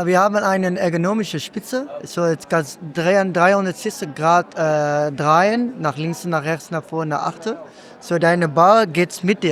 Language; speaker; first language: German; non-native, learner; Dutch